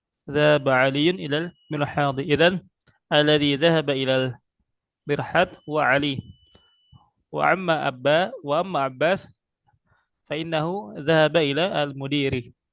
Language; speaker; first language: Arabic; non-native, fluent; Indonesian